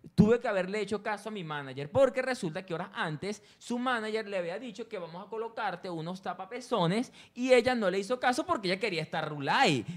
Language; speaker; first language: Spanish; native; Spanish